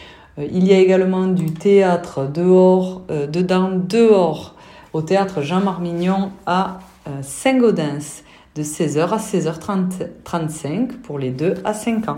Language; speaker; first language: French; native; French